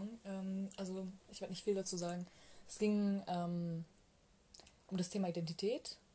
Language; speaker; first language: German; early bilingual, other home language; Turkish